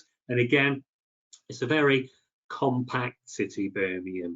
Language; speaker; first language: English; native; English